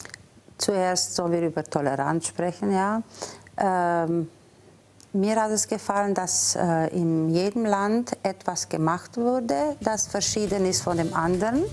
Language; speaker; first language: German; non-native, fluent; Romanian